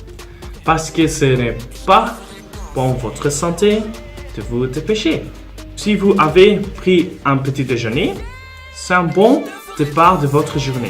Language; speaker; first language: French; non-native, local second language; Persian